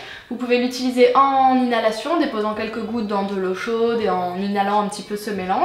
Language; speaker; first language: French; native; French